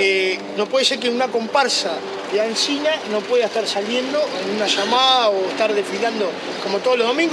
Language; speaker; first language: Spanish; native; Spanish